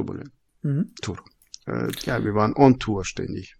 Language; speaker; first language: German; non-native, fluent; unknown